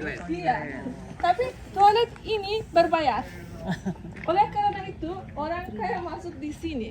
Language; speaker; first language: Indonesian; non-native, learner; Turkish